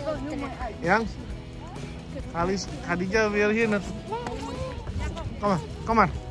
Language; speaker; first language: Dutch; non-native, fluent; Indonesian